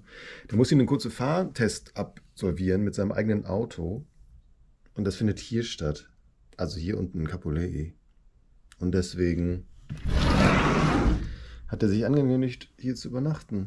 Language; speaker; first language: German; native; German